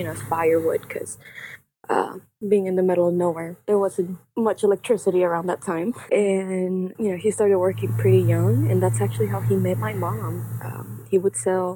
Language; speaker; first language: English; non-native, fluent; Spanish